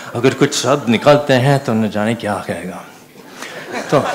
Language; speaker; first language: Hindi; non-native, fluent; English